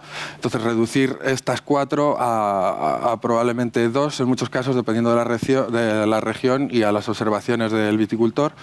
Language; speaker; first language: Spanish; native; Spanish